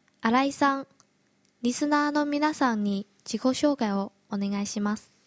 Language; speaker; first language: Japanese; non-native, fluent; Chinese